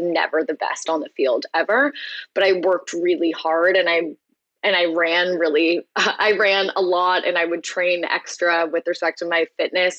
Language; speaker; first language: English; native; English